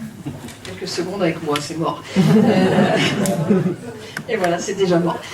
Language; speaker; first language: French; native; French